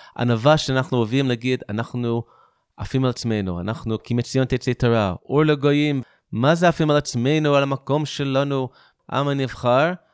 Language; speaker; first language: Hebrew; non-native, fluent; English